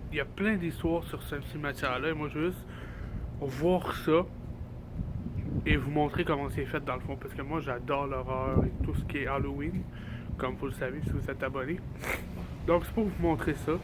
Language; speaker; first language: French; native; French